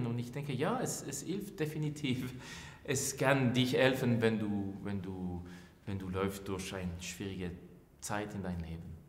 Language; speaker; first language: German; non-native, local second language; French